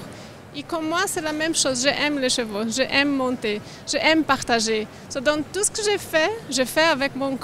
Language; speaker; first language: French; non-native, learner; Portuguese